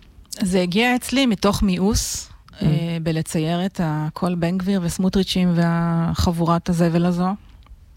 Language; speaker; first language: Hebrew; native; Hebrew